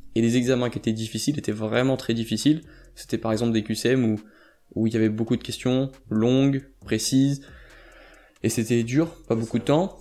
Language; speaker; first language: French; native; French